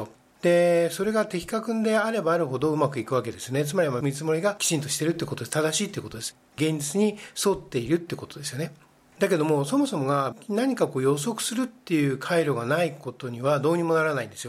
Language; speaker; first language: Japanese; native; Japanese